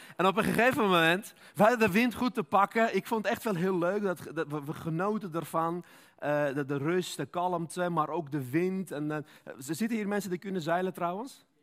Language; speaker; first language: Dutch; non-native, fluent; Armenian